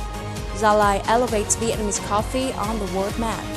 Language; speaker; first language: English; non-native, fluent; Vietnamese